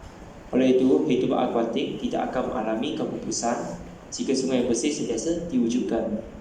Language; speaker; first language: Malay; non-native, local second language; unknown